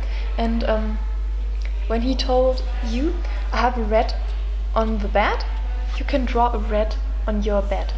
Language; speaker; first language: English; non-native, fluent; German